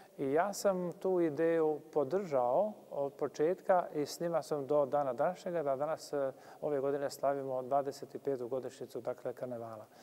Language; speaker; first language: Croatian; non-native, local second language; Albanian